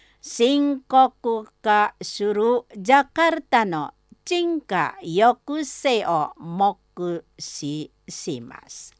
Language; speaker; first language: Japanese; non-native, fluent; Indonesian